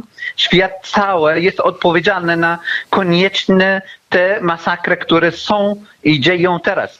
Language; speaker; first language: Polish; non-native, fluent; Arabic